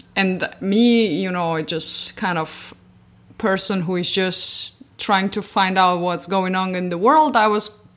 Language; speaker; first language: English; non-native, fluent; Georgian